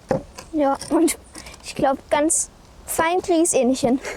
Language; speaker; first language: German; native; German